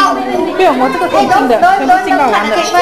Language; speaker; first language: Chinese; native; Chinese